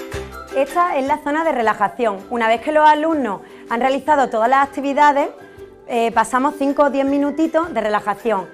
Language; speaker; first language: Spanish; native; Spanish